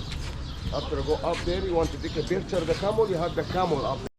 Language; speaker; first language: English; non-native, learner; Arabic